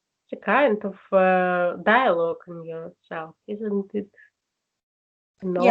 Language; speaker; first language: English; non-native, learner; Russian